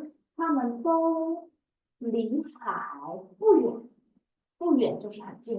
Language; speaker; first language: Chinese; non-native, fluent; English